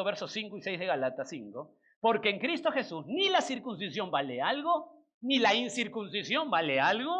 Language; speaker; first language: Spanish; native; Spanish